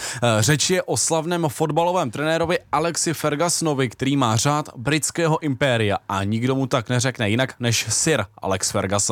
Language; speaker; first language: Czech; native; Czech